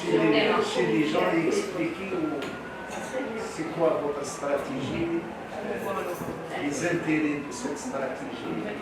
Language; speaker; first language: French; non-native, local second language; Arabic